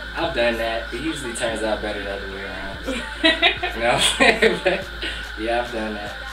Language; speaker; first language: English; native; English